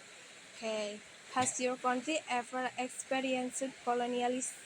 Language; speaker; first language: English; non-native, learner; Indonesian